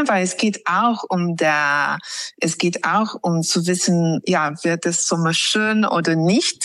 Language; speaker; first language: German; non-native, fluent; English